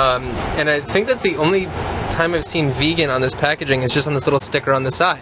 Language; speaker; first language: English; native; English